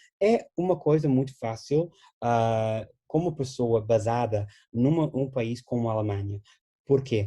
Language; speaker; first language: Portuguese; non-native, fluent; English